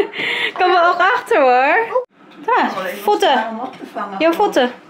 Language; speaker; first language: Dutch; non-native, learner; Filipino